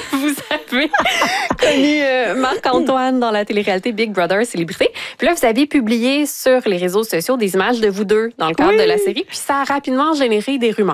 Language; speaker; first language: French; native; French